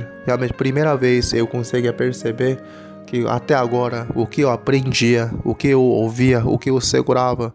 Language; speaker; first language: Portuguese; non-native, learner; Korean